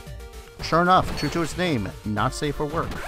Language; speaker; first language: English; native; English